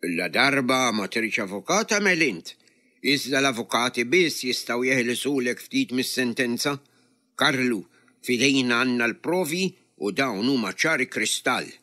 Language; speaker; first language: Maltese; native; Maltese